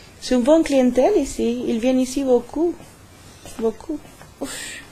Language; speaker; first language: French; non-native, learner; Spanish